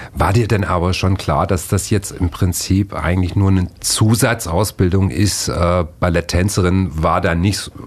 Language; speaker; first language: German; native; German